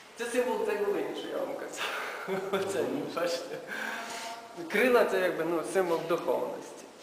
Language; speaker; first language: Ukrainian; native; Ukrainian